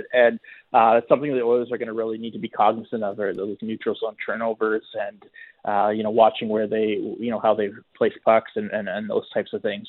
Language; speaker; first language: English; native; English